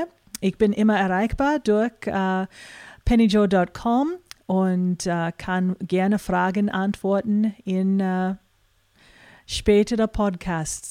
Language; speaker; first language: German; non-native, fluent; English